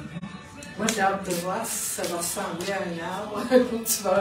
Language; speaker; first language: French; native; French